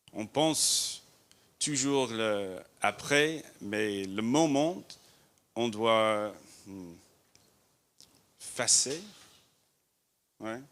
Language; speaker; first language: French; non-native, learner; English